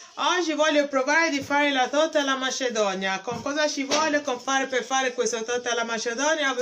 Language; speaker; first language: Italian; non-native, learner; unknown